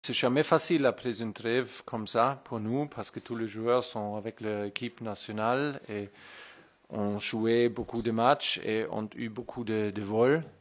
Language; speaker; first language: French; non-native, fluent; German